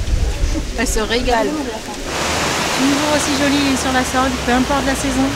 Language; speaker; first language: French; native; French